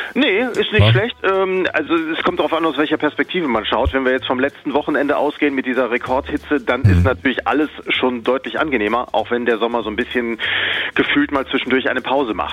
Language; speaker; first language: German; native; German